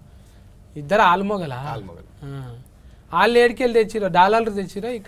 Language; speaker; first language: Telugu; native; Telugu